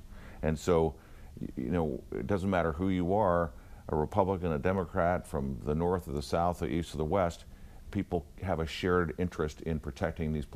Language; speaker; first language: English; native; English